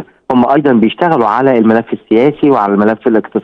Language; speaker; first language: Arabic; native; Arabic